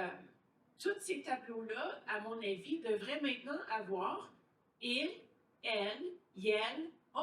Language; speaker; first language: French; native; French